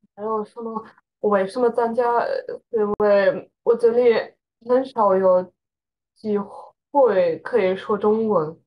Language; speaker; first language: Chinese; non-native, learner; German